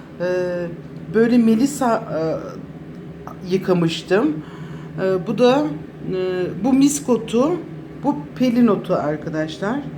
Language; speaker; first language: Turkish; native; Turkish